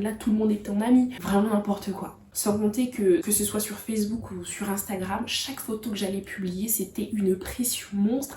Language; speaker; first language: French; native; French